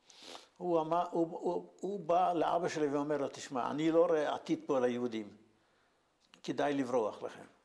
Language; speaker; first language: Hebrew; non-native, fluent; Yiddish